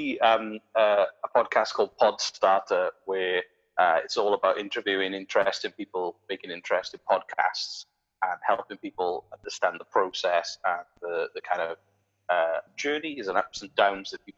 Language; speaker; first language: English; native; English